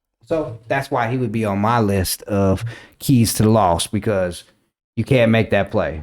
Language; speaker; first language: English; native; English